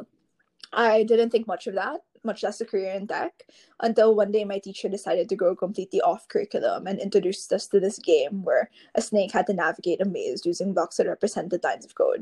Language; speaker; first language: English; non-native, local second language; Filipino